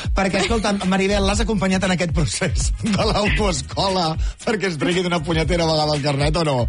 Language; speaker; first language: Catalan; native; Catalan